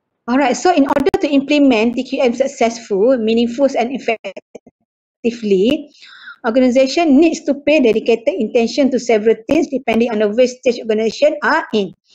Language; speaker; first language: English; non-native, local second language; Malay